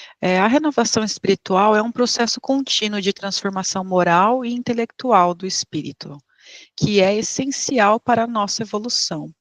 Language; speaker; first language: Portuguese; native; Portuguese